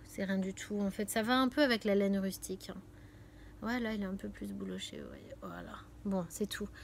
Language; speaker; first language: French; native; French